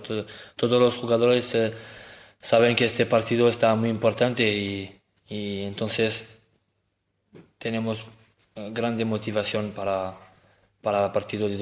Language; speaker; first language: Spanish; non-native, learner; French